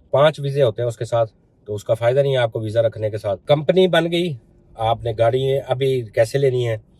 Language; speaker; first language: Urdu; non-native, local second language; Punjabi